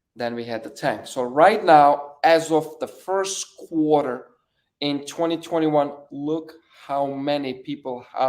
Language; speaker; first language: English; native; English